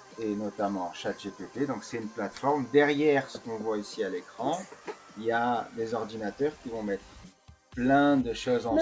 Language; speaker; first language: French; native; French